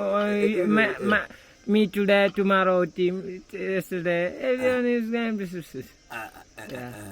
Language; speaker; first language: English; non-native, learner; Malayalam